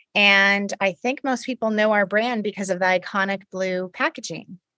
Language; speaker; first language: English; native; English